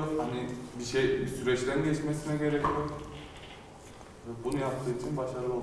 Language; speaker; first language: Turkish; native; Turkish